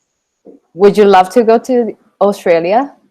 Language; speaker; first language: English; non-native, fluent; Japanese